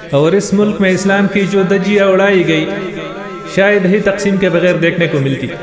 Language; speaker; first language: Urdu; non-native, local second language; Pashto